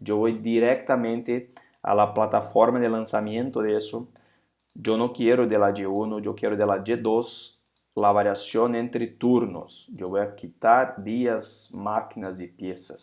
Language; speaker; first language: Spanish; non-native, fluent; Portuguese